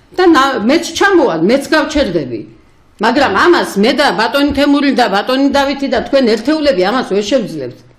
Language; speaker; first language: Georgian; native; Georgian